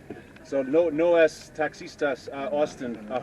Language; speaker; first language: Spanish; non-native, learner; English